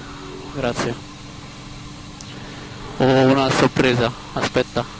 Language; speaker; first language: Italian; non-native, learner; German